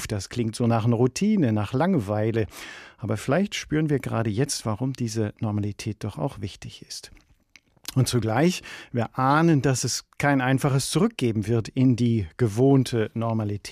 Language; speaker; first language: German; native; German